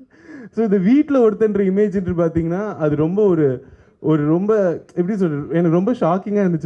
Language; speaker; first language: Tamil; native; Tamil